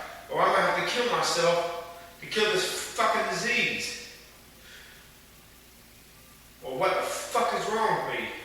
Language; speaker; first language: English; native; English